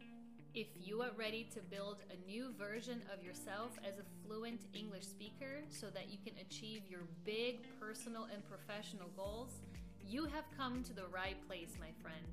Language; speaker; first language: English; non-native, fluent; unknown